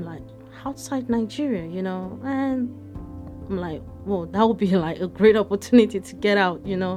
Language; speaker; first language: English; non-native, local second language; Yoruba